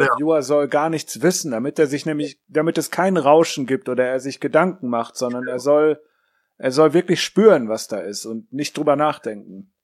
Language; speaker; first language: German; native; German